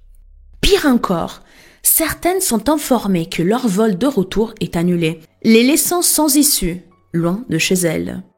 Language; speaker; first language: French; native; French